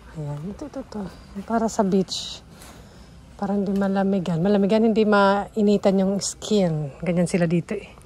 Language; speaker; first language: Filipino; native; Filipino